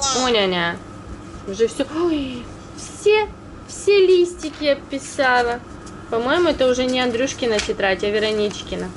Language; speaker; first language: Russian; non-native, local second language; Ukrainian